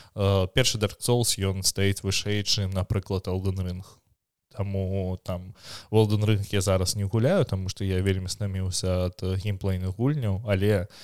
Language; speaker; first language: Belarusian; non-native, local second language; Russian